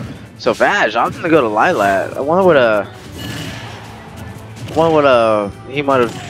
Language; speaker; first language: English; native; English